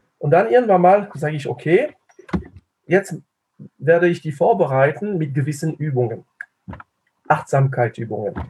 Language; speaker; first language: German; non-native, fluent; French